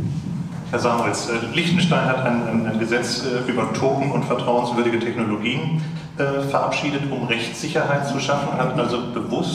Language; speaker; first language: German; native; German